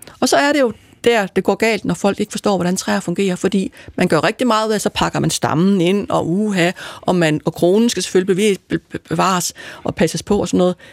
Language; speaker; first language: Danish; native; Danish